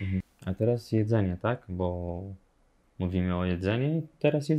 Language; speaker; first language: Polish; non-native, learner; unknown